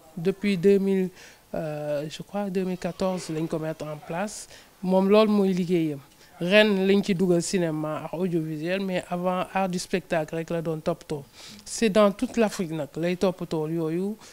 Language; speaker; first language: Wolof; non-native, local second language; Serer